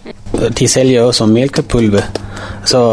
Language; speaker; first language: Danish; non-native, learner; Tamil